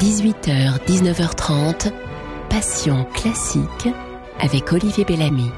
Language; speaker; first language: French; native; French